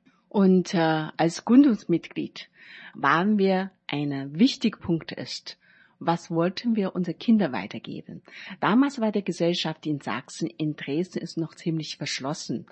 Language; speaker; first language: German; non-native, learner; Chinese